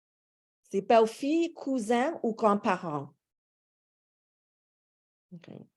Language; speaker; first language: French; non-native, fluent; English